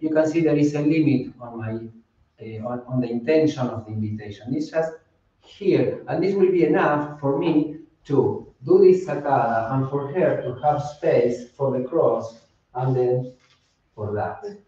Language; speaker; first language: English; non-native, fluent; Spanish